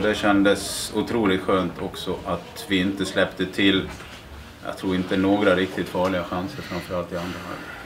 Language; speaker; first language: Swedish; native; Swedish